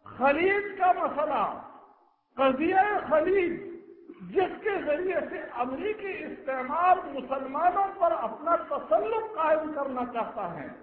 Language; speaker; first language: Urdu; non-native, local second language; Pashto